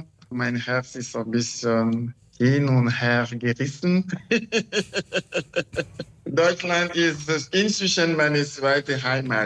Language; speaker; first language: German; non-native, learner; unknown